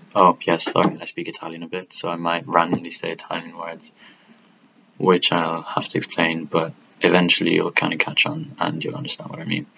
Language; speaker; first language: English; non-native, fluent; Italian